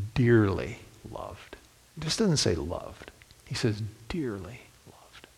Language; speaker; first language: English; native; English